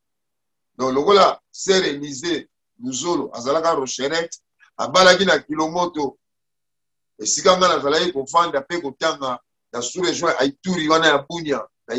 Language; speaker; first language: French; non-native, local second language; Lingala